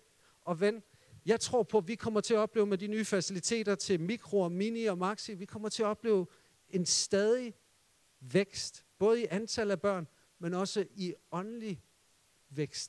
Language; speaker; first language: Danish; native; Danish